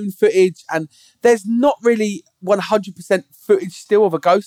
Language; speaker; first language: English; native; English